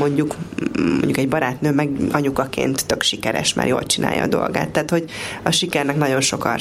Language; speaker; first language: Hungarian; native; Hungarian